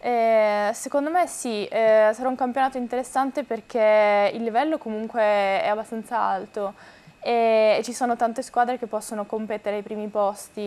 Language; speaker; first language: Italian; native; Italian